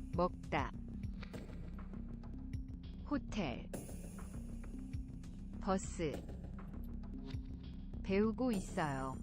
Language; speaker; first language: Korean; non-native, learner; English